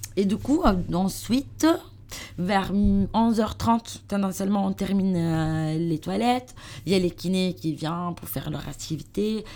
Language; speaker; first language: French; non-native, learner; Italian